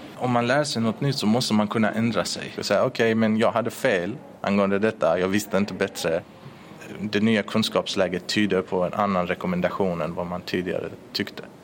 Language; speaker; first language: Swedish; early bilingual, other home language; Persian